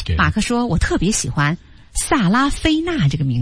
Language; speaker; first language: Chinese; native; Chinese